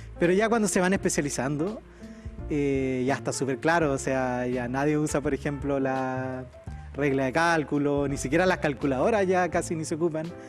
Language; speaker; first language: Spanish; native; Spanish